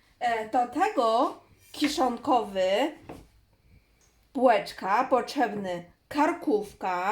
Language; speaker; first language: Polish; non-native, learner; Chinese